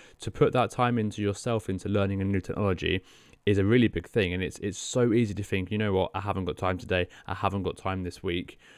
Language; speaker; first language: English; native; English